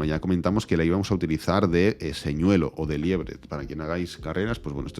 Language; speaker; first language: Spanish; native; Spanish